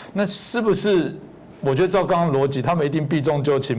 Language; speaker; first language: Chinese; native; Chinese